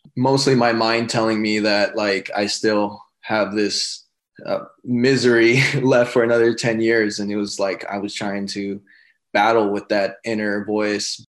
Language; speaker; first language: English; native; English